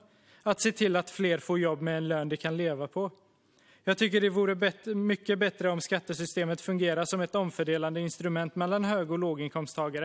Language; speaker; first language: Swedish; native; Swedish